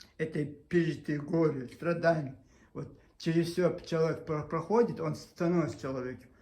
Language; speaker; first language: Russian; non-native, local second language; Chechen